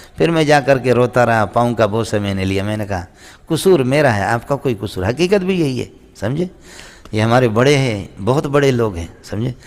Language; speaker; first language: Urdu; non-native, local second language; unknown